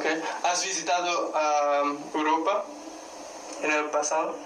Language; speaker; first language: Spanish; non-native, learner; English